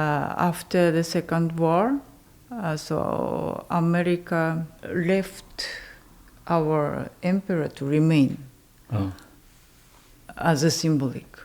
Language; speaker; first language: English; non-native, learner; Japanese